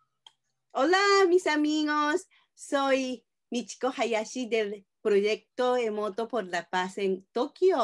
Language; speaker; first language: Spanish; non-native, fluent; Japanese